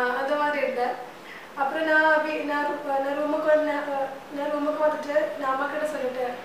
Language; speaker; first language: Tamil; non-native, learner; Malayalam